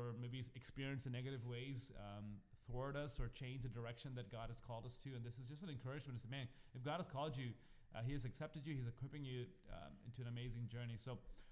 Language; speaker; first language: English; non-native, local second language; Malayalam